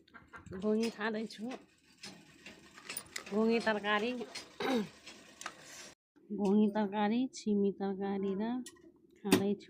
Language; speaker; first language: Nepali; non-native, local second language; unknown